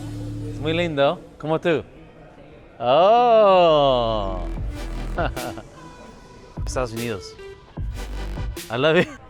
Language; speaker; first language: Spanish; non-native, learner; English